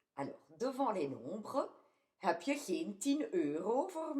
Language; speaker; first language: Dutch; non-native, local second language; French